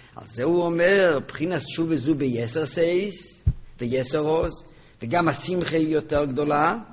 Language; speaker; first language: Hebrew; non-native, local second language; Yiddish